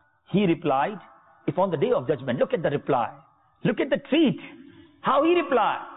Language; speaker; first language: English; non-native, local second language; Urdu